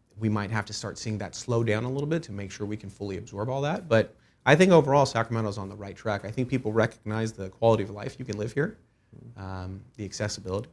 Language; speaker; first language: English; early bilingual, other home language; Persian